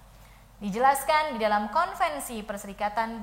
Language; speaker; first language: Indonesian; native; Indonesian